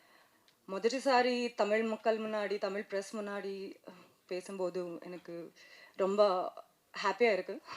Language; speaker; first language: Tamil; non-native, learner; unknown